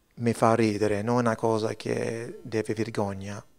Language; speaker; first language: Italian; early bilingual, heritage; Italian